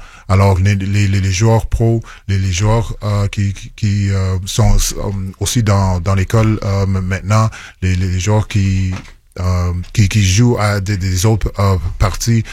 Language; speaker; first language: French; non-native, local second language; English